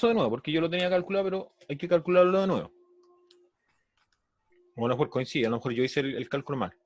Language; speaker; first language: Spanish; native; Spanish